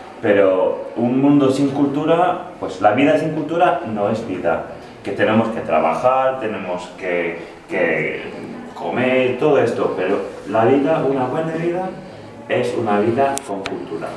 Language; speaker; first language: Spanish; non-native, fluent; English